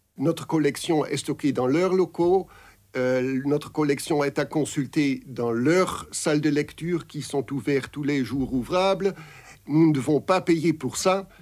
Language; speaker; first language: French; non-native, local second language; Dutch